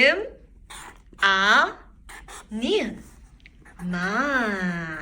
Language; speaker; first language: Korean; native; Korean